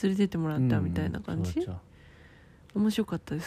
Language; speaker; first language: Japanese; native; Japanese